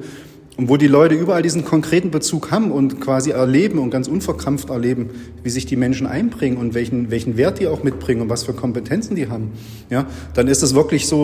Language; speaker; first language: German; native; German